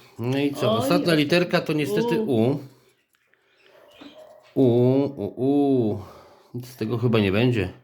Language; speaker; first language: Polish; native; Polish